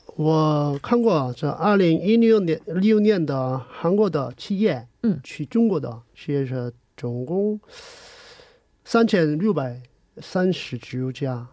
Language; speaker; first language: Chinese; non-native, learner; Korean